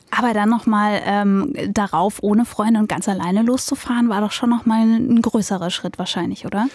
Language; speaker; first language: German; native; German